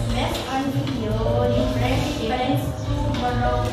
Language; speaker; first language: English; non-native, learner; Indonesian